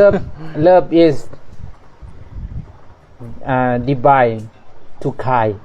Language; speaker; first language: English; non-native, learner; Thai